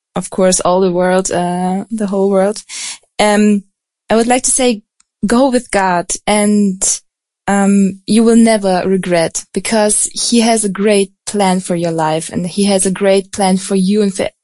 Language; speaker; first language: English; non-native, fluent; Russian